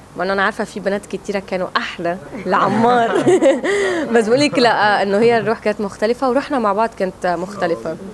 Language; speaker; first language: Arabic; native; Arabic